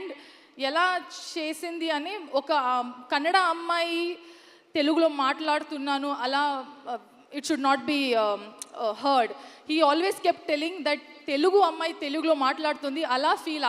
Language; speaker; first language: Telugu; non-native, learner; Kannada